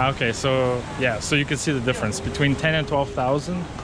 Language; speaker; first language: English; native; English